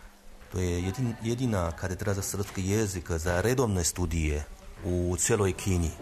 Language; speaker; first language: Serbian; non-native, fluent; Chinese